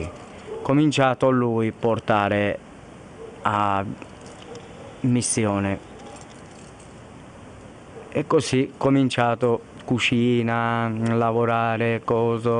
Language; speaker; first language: Italian; non-native, learner; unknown